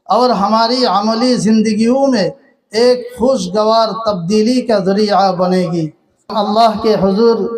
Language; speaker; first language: Urdu; non-native, fluent; Bangla